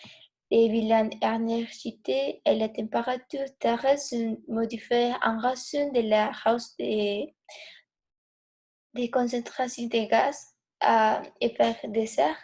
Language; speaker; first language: French; non-native, learner; Spanish